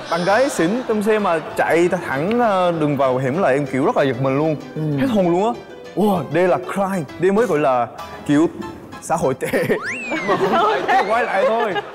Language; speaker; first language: Vietnamese; non-native, fluent; Korean